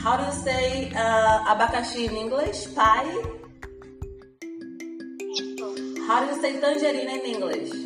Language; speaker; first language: English; non-native, fluent; Portuguese